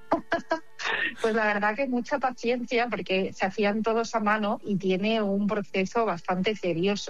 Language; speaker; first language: Spanish; native; Spanish